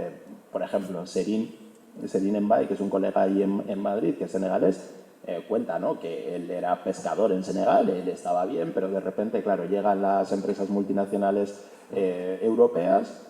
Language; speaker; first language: Spanish; early bilingual, other home language; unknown